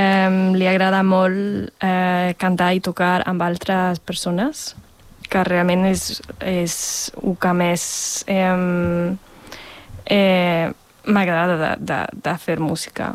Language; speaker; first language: Catalan; non-native, fluent; German